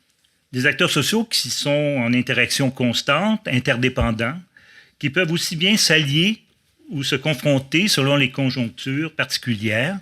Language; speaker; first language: French; native; French